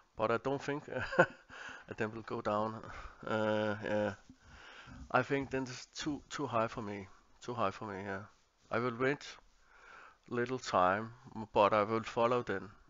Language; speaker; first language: English; non-native, learner; Danish